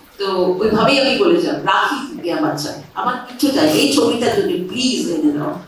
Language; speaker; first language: Bangla; early bilingual, heritage; Bangla